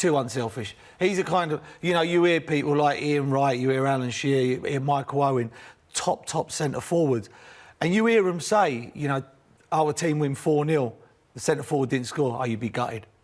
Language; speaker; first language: English; native; English